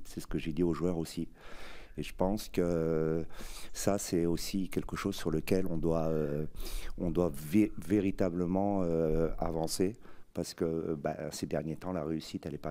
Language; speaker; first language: French; native; French